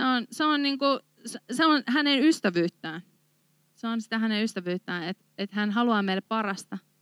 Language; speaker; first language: Finnish; native; Finnish